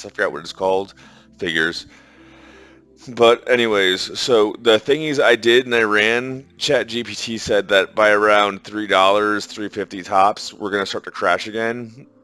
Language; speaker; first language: English; native; English